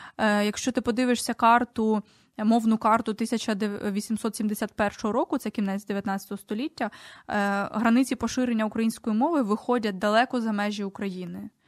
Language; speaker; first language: Ukrainian; native; Ukrainian